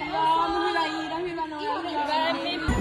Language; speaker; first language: Finnish; native; Finnish